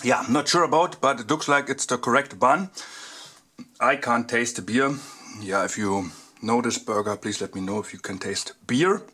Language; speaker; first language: English; non-native, fluent; German